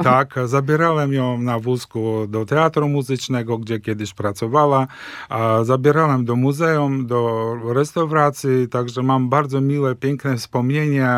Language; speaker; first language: Polish; early bilingual, heritage; Polish